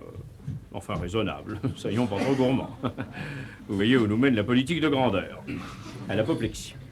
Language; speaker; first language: French; native; French